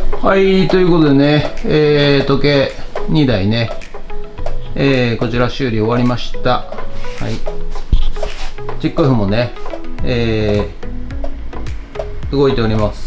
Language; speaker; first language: Japanese; native; Japanese